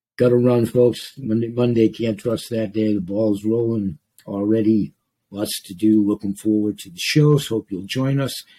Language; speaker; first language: English; native; English